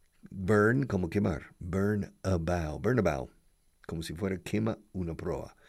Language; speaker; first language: Spanish; non-native, fluent; English